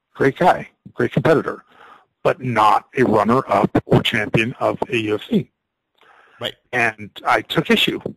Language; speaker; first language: English; native; English